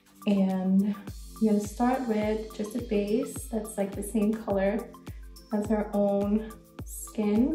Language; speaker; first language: English; non-native, fluent; Swedish